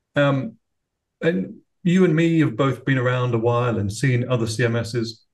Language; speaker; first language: English; native; English